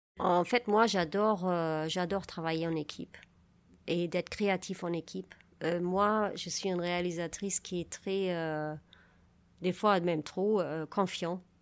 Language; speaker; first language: French; non-native, fluent; German